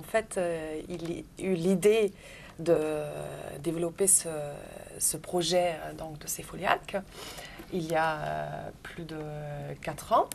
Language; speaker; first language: French; non-native, fluent; German